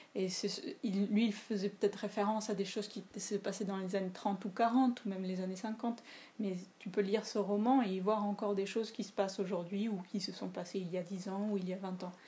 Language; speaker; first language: French; non-native, fluent; Spanish